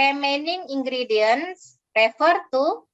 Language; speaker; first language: English; non-native, fluent; Indonesian